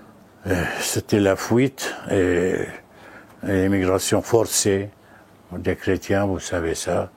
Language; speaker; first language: French; non-native, fluent; Arabic